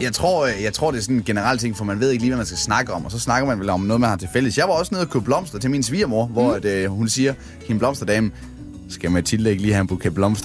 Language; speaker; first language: Danish; native; Danish